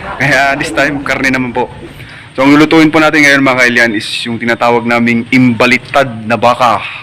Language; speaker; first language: Filipino; non-native, local second language; Iloko